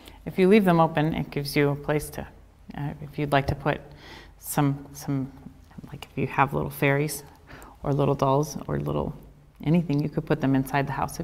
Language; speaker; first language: English; native; English